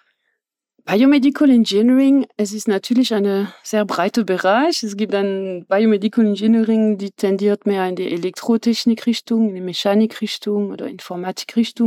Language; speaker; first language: German; non-native, fluent; French